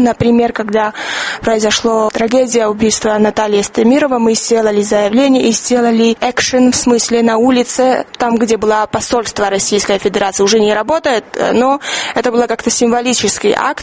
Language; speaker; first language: Russian; non-native, fluent; Georgian